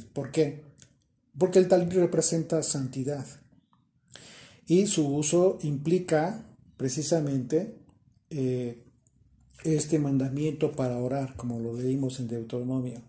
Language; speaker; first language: Spanish; native; Spanish